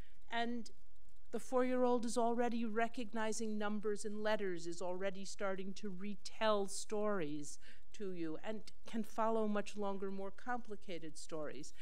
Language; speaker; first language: English; native; English